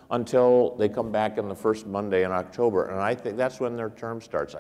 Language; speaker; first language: English; native; English